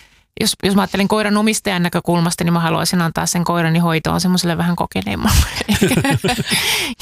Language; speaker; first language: Finnish; native; Finnish